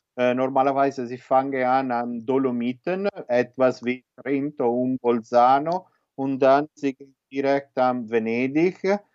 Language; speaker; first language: German; non-native, learner; Italian